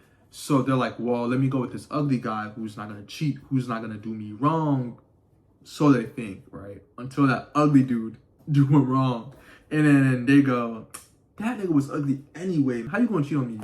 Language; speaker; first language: English; native; English